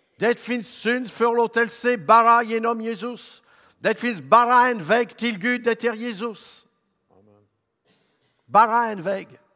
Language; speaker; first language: Swedish; non-native, learner; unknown